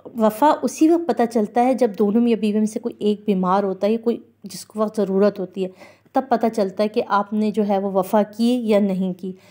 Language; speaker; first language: Urdu; non-native, local second language; Punjabi